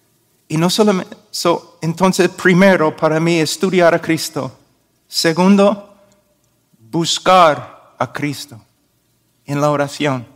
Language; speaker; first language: Spanish; non-native, fluent; English